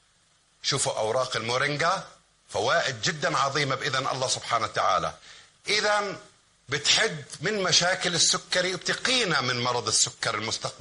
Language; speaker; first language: Arabic; native; Arabic